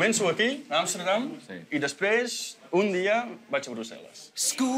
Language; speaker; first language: Catalan; non-native, fluent; Dutch